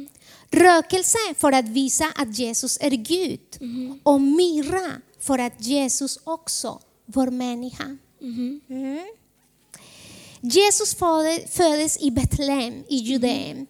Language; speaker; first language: Swedish; non-native, fluent; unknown